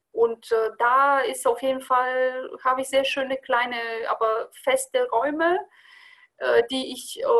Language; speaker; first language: German; non-native, fluent; Bulgarian